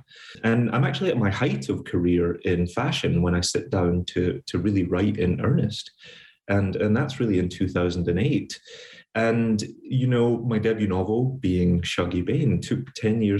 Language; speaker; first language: English; native; English